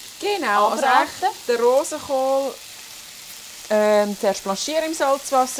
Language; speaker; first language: German; native; German